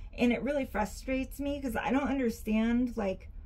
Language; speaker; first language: English; native; English